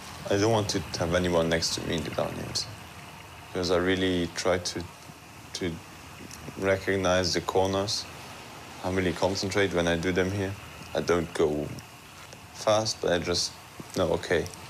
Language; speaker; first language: English; non-native, fluent; Luxembourgish